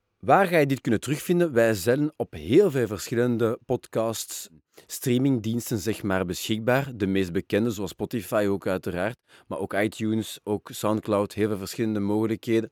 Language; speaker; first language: Dutch; non-native, local second language; French